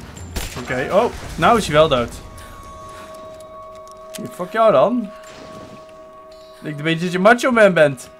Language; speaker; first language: Dutch; native; Dutch